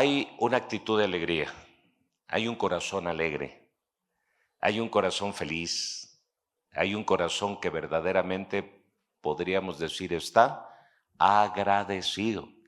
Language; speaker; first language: Spanish; native; Spanish